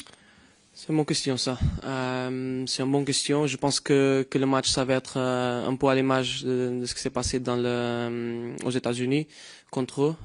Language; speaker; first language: French; non-native, fluent; Portuguese